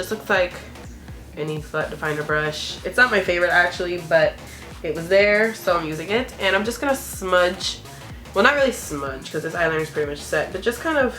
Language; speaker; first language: English; native; English